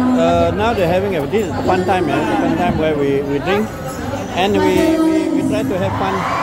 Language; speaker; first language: English; non-native, local second language; Malay